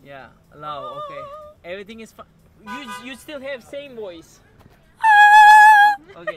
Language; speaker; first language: English; non-native, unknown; Turkish